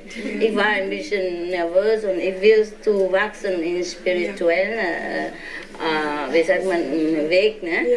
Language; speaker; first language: German; non-native, learner; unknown